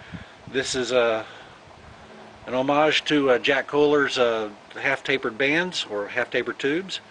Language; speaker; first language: English; native; English